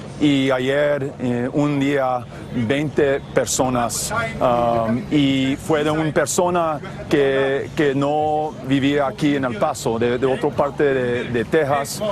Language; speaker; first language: Spanish; non-native, fluent; English